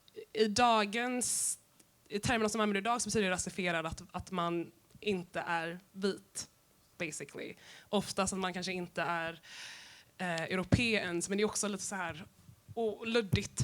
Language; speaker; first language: Swedish; native; Swedish